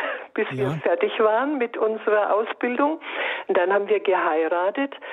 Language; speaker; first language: German; native; German